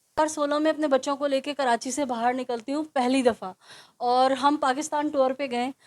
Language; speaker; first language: Urdu; native; Urdu